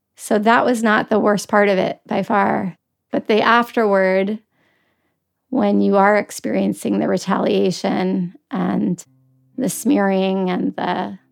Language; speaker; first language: English; native; English